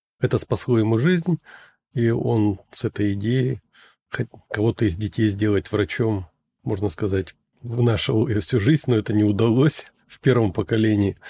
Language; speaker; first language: Russian; native; Russian